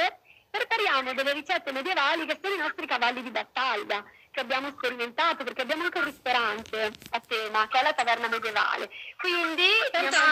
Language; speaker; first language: Italian; native; Italian